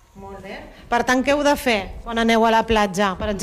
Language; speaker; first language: Catalan; native; Catalan